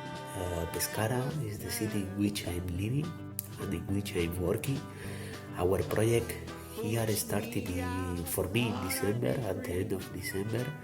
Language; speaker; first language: English; non-native, learner; Spanish